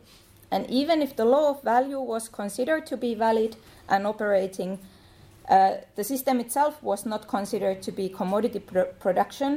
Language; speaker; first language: English; non-native, fluent; Finnish